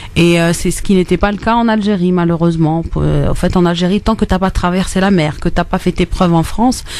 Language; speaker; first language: French; non-native, local second language; Arabic